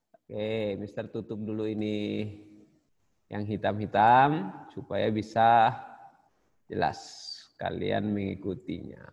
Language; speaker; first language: Indonesian; native; Indonesian